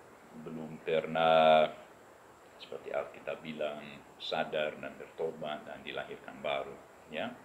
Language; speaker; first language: Indonesian; non-native, fluent; English